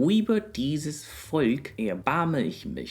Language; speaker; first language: German; non-native, fluent; Korean